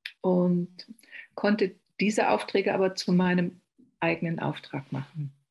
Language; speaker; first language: German; native; German